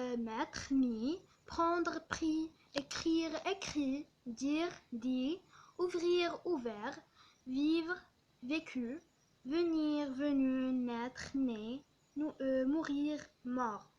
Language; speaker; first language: French; non-native, local second language; Arabic